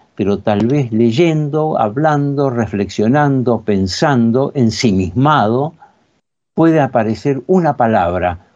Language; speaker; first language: Spanish; native; Spanish